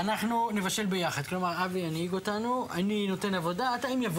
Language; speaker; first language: Hebrew; native; Hebrew